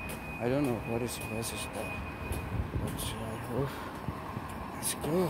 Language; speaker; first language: English; non-native, learner; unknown